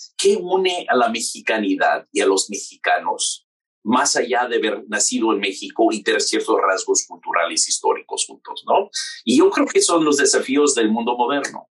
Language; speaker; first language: Spanish; non-native, fluent; English